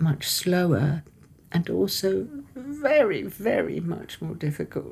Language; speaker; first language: English; early bilingual, other home language; Persian